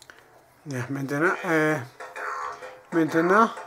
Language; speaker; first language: French; non-native, learner; Spanish